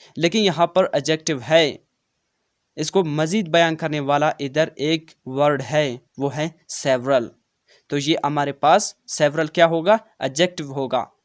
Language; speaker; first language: Urdu; non-native, local second language; Brahui